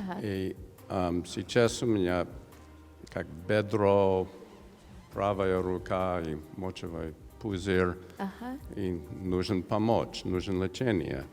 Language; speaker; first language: Russian; non-native, learner; English